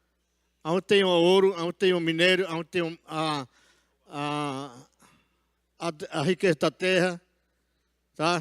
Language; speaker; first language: Portuguese; non-native, local second language; Yanomámi